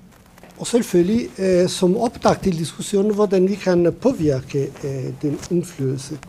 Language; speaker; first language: Danish; non-native, fluent; Italian